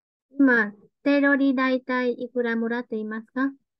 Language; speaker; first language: Japanese; non-native, fluent; Vietnamese